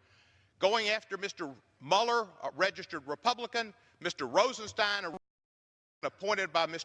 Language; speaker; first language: English; native; English